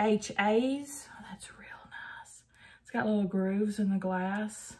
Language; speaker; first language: English; native; English